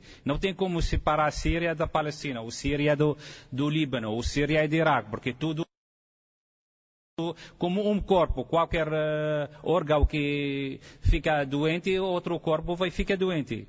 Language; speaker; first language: Portuguese; non-native, fluent; Arabic